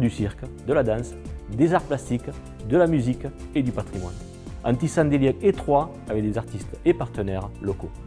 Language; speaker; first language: French; native; French